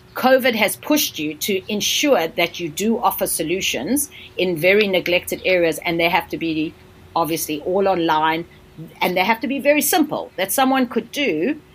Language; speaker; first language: English; native; English